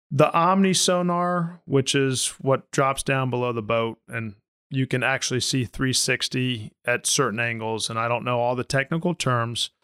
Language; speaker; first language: English; native; English